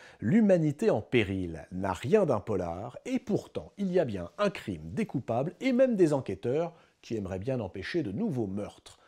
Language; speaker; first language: French; native; French